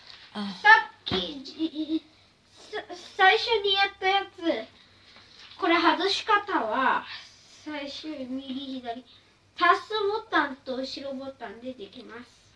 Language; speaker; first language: Japanese; early bilingual, other home language; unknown